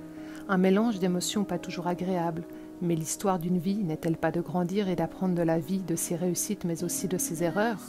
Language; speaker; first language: French; native; French